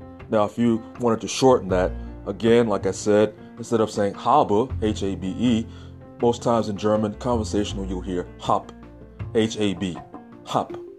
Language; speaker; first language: English; native; English